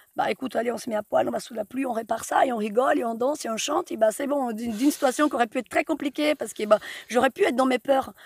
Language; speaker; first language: French; non-native, fluent; Portuguese